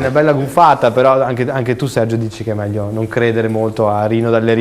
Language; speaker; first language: Italian; native; Italian